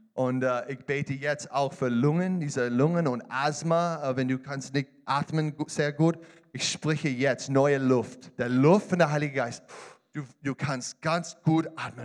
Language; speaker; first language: German; non-native, learner; English